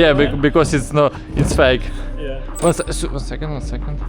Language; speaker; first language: English; non-native, learner; Ukrainian